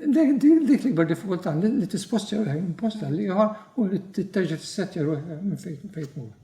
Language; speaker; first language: Maltese; native; Maltese